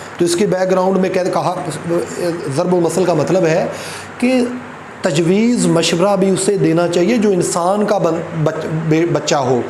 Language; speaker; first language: Urdu; non-native, local second language; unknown